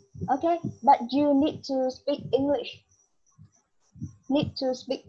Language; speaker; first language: English; non-native, learner; Vietnamese